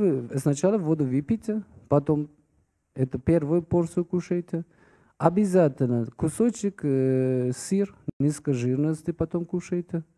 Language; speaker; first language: Russian; non-native, fluent; Persian